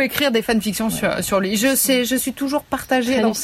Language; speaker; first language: French; native; French